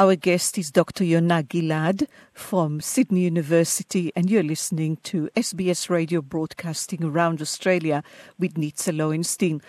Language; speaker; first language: English; non-native, fluent; Hebrew